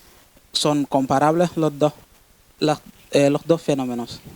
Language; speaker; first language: Spanish; non-native, fluent; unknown